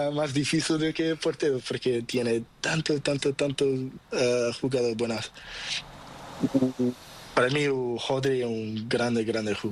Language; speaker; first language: Spanish; non-native, learner; Portuguese